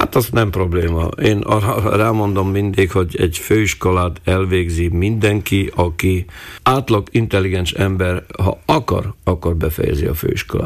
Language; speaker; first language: Hungarian; non-native, local second language; Slovak